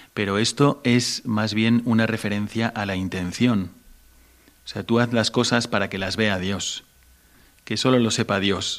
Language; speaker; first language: Spanish; native; Spanish